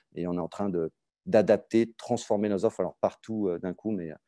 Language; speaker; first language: French; native; French